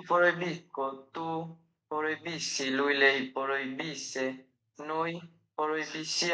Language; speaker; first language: Italian; non-native, learner; Bangla